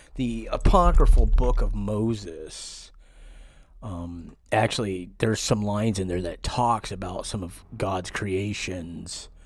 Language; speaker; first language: English; native; English